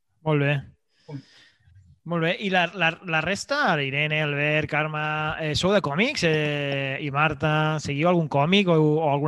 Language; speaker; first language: Catalan; native; Catalan